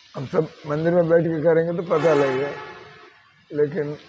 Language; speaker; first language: Hindi; non-native, local second language; Telugu